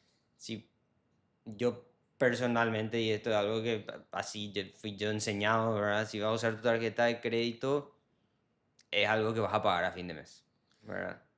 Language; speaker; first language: Spanish; native; Spanish